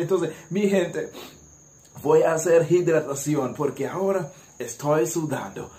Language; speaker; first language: Spanish; non-native, learner; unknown